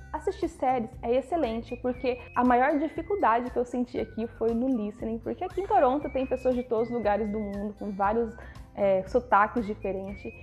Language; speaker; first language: Portuguese; native; Portuguese